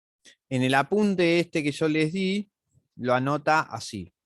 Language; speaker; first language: Spanish; native; Spanish